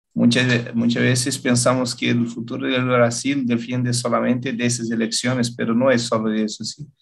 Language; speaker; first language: Spanish; non-native, learner; Portuguese